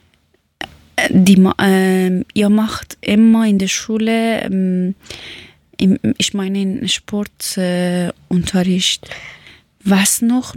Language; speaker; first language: German; non-native, fluent; Persian